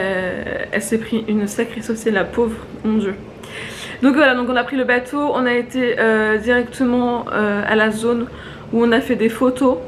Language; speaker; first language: French; native; French